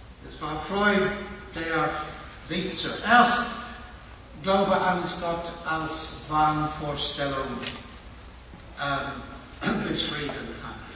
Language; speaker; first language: German; non-native, fluent; English